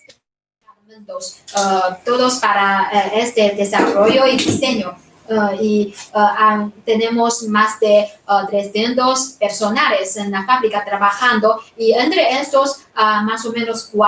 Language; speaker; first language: Spanish; non-native, fluent; Chinese